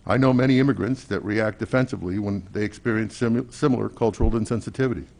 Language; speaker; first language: English; native; English